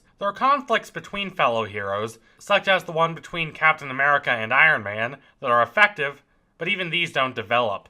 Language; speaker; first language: English; native; English